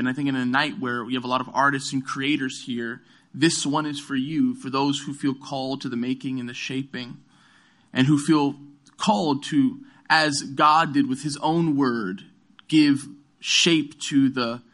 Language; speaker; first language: English; native; English